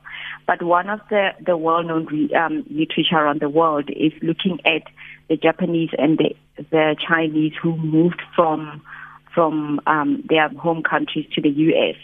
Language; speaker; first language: English; non-native, local second language; Tswana